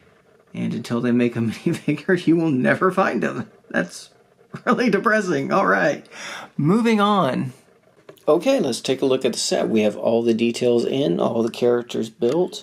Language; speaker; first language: English; native; English